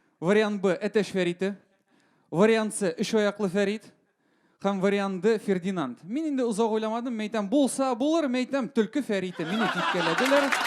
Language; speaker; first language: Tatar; non-native, local second language; Russian